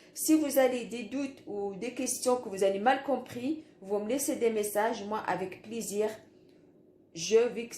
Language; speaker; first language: French; non-native, local second language; Arabic